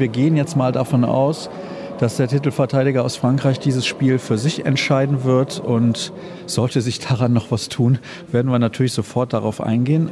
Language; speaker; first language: German; native; German